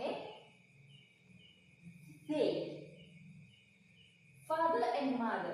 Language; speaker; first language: English; non-native, learner; Indonesian